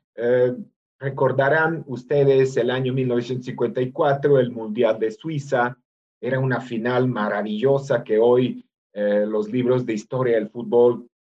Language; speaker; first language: Spanish; non-native, fluent; Serbian